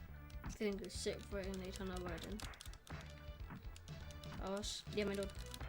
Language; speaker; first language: Welsh; non-native, local second language; English